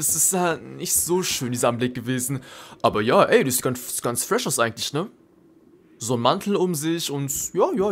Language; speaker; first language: German; native; German